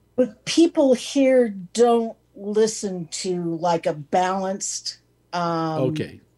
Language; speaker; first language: English; native; English